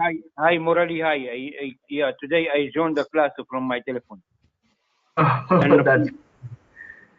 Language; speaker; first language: English; non-native, fluent; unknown